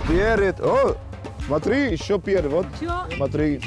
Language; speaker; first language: Russian; non-native, learner; Spanish